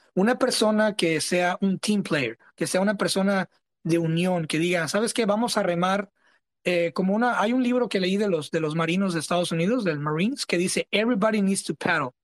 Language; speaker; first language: Spanish; early bilingual, heritage; Spanish